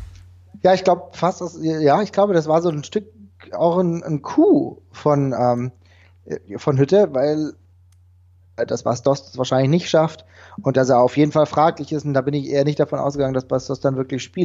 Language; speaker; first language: German; native; German